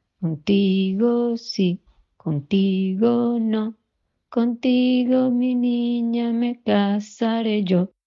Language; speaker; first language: Spanish; native; Spanish